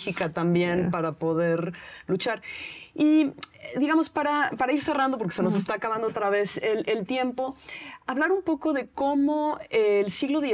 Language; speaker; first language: Spanish; native; Spanish